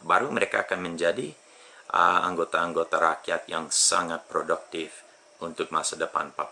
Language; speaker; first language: Indonesian; non-native, fluent; English